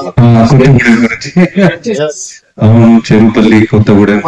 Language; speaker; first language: Telugu; non-native, fluent; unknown